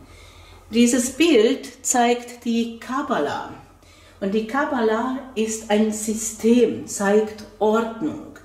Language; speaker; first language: German; non-native, fluent; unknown